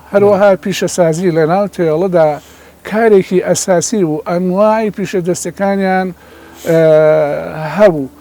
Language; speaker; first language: Central Kurdish; non-native, local second language; Gurani